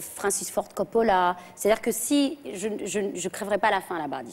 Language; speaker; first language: French; early bilingual, other home language; English